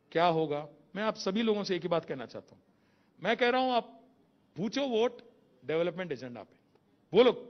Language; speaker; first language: Hindi; non-native, local second language; Telugu